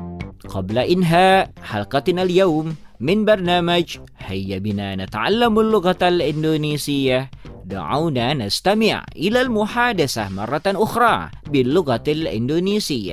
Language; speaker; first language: Arabic; non-native, fluent; Indonesian